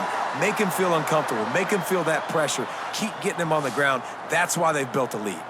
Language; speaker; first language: English; native; English